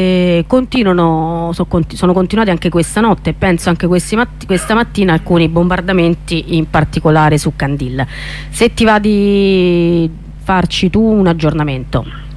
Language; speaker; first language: Italian; native; Italian